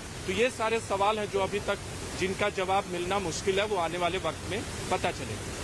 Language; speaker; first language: Hindi; native; Hindi